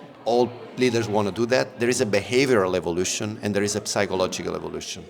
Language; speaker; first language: English; non-native, fluent; Italian